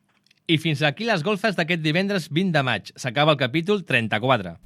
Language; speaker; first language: Catalan; native; Catalan